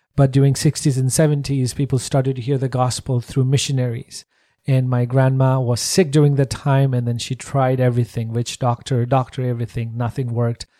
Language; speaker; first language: English; non-native, local second language; Nepali